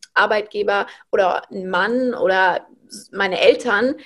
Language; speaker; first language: German; native; German